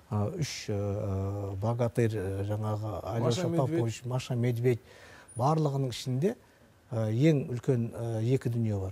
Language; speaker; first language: Kazakh; native; Kazakh